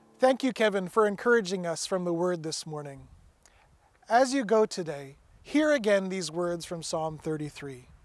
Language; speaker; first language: English; native; English